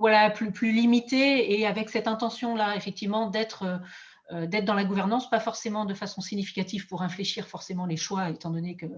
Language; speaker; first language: French; native; French